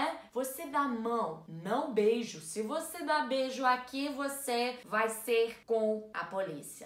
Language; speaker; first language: Portuguese; non-native, learner; English